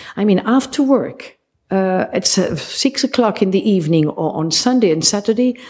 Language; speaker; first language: English; non-native, fluent; French